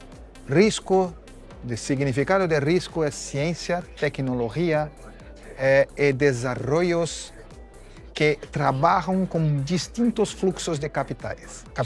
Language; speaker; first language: Spanish; non-native, fluent; Portuguese